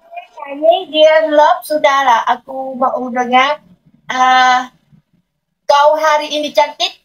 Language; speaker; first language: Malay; non-native, learner; Vietnamese